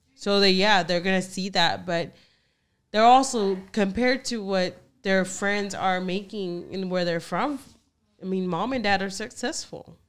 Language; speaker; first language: English; early bilingual, other home language; Spanish